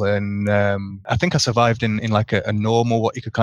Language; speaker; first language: English; native; English